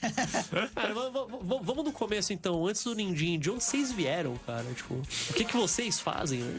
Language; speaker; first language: Portuguese; native; Portuguese